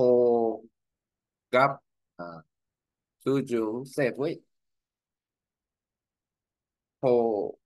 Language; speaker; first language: Vietnamese; non-native, learner; Korean